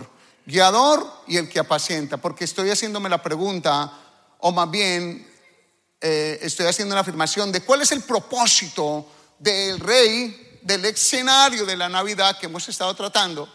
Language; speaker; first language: Spanish; native; Spanish